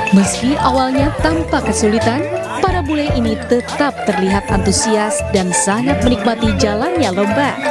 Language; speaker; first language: Indonesian; native; Indonesian